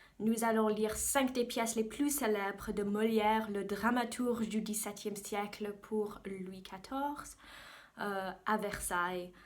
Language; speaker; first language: French; non-native, fluent; English